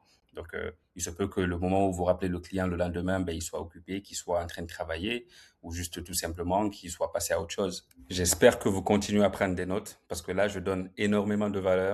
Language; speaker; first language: French; native; French